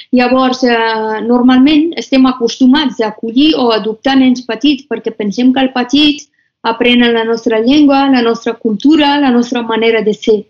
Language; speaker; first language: Catalan; non-native, fluent; Persian